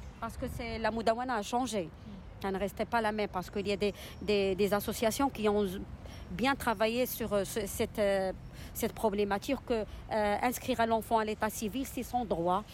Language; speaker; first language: French; non-native, local second language; Arabic